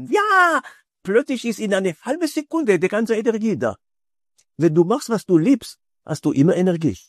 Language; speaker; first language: German; non-native, fluent; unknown